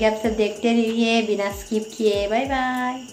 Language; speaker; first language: Hindi; non-native, local second language; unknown